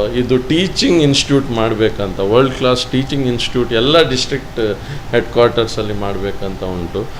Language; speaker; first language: Kannada; native; Kannada